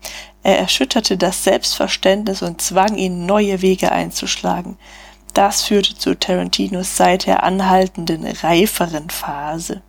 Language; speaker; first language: German; native; German